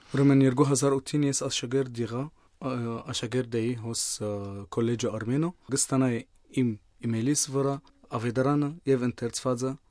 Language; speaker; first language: Armenian; native; Armenian